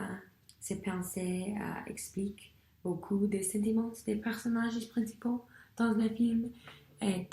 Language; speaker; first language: French; non-native, learner; English